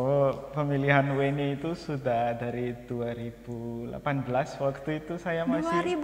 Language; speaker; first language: Indonesian; non-native, fluent; Malagasy